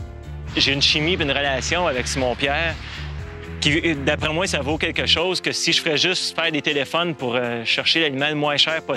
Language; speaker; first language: French; native; French